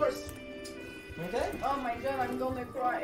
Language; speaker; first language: English; non-native, learner; French